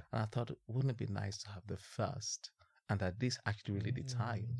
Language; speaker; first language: English; non-native, local second language; Yoruba